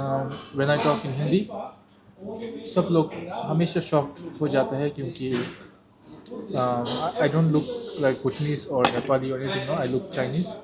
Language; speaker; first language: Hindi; non-native, learner; Nepali